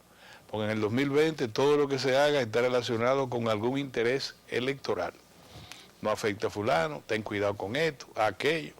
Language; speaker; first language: Spanish; native; Spanish